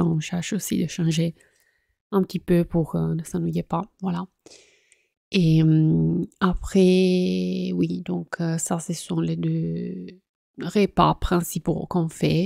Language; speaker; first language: French; non-native, fluent; Italian